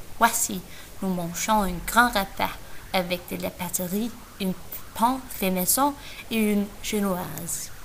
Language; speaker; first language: French; non-native, learner; Danish